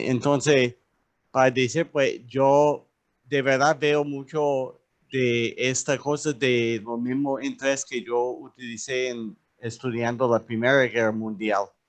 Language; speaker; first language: Spanish; non-native, learner; English